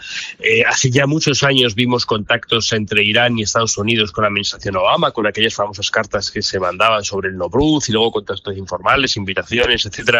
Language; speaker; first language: Spanish; native; Spanish